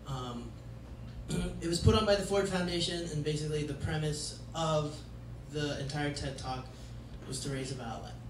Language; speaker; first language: English; native; English